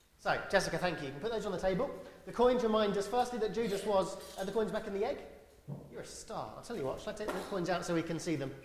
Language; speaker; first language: English; native; English